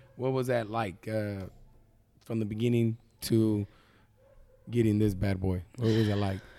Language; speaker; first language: English; native; English